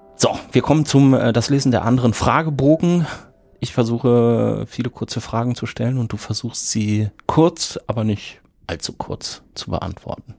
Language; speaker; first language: German; native; German